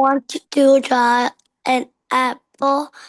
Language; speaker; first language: English; non-native, learner; Vietnamese